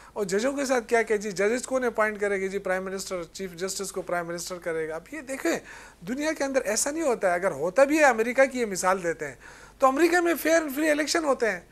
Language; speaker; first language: Urdu; non-native, local second language; Pashto